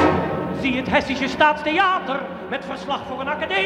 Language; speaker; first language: Dutch; native; Dutch